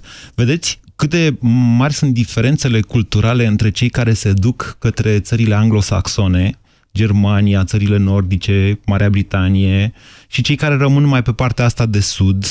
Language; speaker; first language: Romanian; native; Romanian